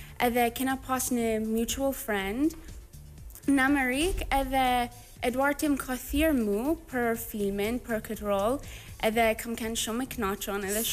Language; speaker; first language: Albanian; early bilingual, heritage; English